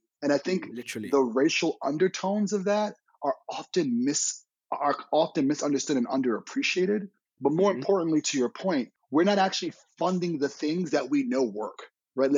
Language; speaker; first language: English; native; English